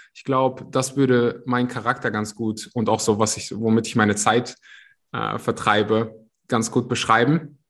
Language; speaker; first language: German; early bilingual, other home language; Russian